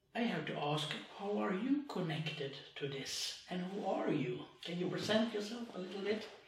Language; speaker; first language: English; non-native, fluent; Swedish